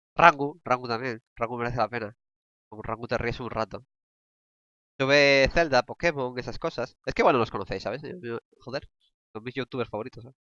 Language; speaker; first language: Spanish; native; Spanish